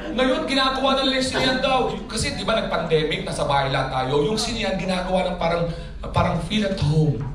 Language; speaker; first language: Filipino; native; Filipino